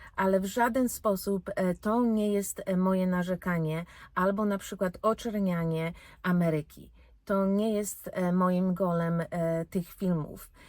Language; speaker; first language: Polish; early bilingual, heritage; Polish